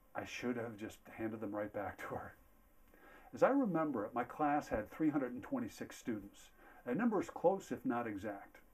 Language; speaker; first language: English; native; English